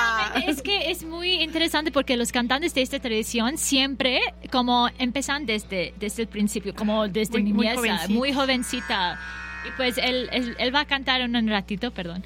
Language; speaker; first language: Spanish; non-native, fluent; Bangla